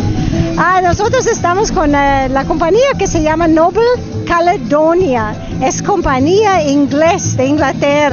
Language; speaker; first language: Spanish; non-native, fluent; English